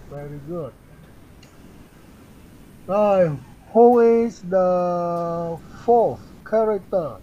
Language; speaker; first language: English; non-native, fluent; Vietnamese